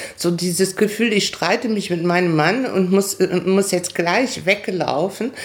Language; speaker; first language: German; non-native, fluent; Spanish